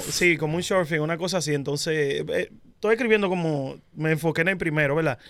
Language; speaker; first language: Spanish; native; Spanish